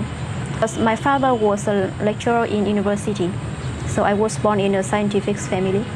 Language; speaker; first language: English; non-native, fluent; Vietnamese